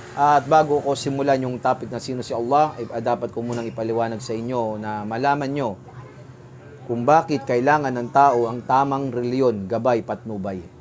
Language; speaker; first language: Filipino; native; Filipino